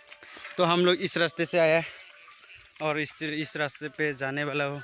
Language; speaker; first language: Hindi; non-native, local second language; Assamese